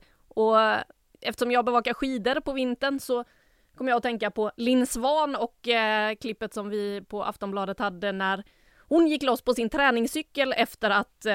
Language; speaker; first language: Swedish; native; Swedish